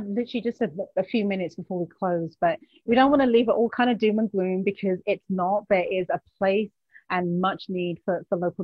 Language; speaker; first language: English; native; English